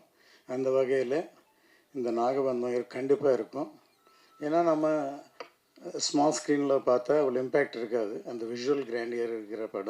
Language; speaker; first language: Tamil; native; Tamil